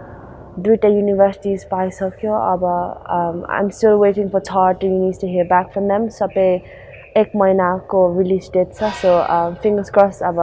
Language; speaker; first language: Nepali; early bilingual, heritage; Nepali